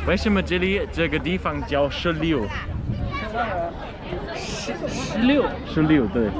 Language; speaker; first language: Chinese; non-native, learner; German